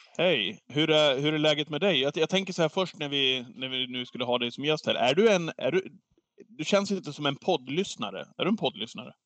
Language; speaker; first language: Swedish; native; Swedish